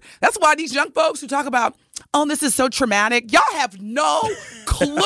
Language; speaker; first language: English; native; English